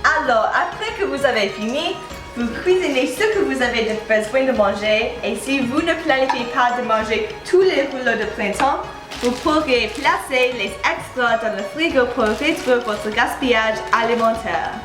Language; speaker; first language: French; non-native, learner; English